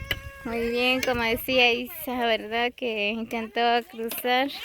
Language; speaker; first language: Spanish; native; Spanish